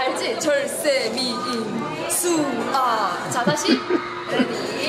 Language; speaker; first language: Korean; native; Korean